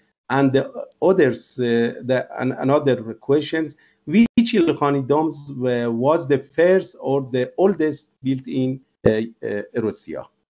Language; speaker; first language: English; non-native, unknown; Persian